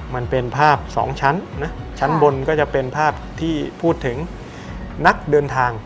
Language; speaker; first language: Thai; native; Thai